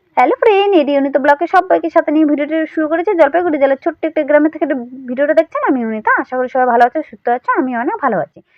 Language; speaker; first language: Bangla; non-native, local second language; Rangpuri